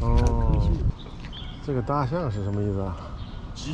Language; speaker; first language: Chinese; non-native, fluent; English